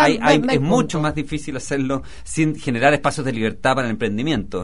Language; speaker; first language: Spanish; native; Spanish